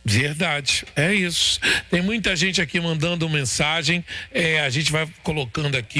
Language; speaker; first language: Portuguese; native; Portuguese